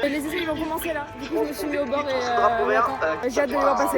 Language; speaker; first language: French; native; French